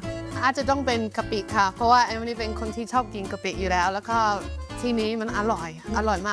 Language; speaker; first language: Thai; non-native, fluent; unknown